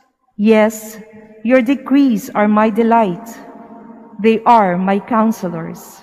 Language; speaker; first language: English; non-native, local second language; Filipino